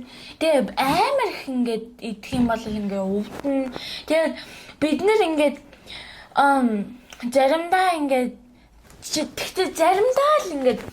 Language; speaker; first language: Mongolian; early bilingual, heritage; Mongolian